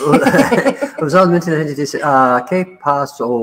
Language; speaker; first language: Spanish; non-native, learner; English